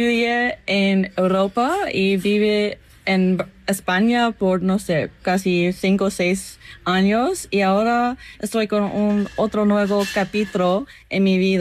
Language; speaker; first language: Spanish; non-native, learner; English